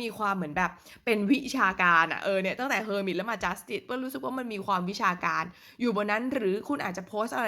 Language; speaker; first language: Thai; native; Thai